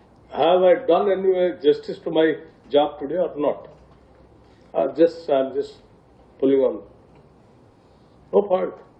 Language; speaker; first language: English; non-native, local second language; Telugu